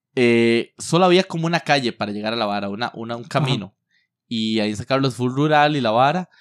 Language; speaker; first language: Spanish; native; Spanish